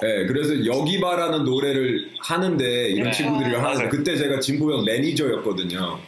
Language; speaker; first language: Korean; early bilingual, heritage; Korean